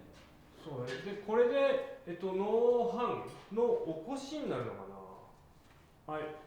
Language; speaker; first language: Japanese; native; Japanese